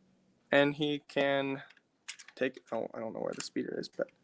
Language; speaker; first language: English; native; English